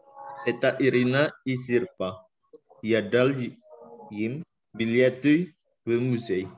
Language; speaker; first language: Russian; non-native, learner; Indonesian